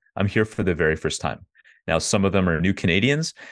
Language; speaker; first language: English; native; English